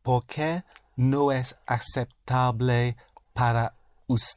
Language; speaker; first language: Spanish; non-native, learner; English